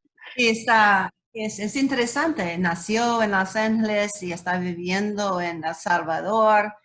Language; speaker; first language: Spanish; non-native, learner; English